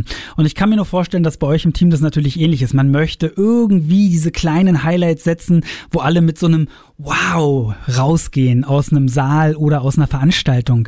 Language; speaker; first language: German; native; German